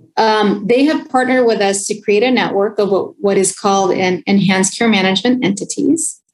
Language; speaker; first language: English; early bilingual, other home language; Spanish